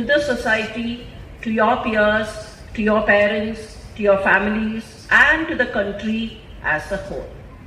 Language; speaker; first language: English; non-native, local second language; Tamil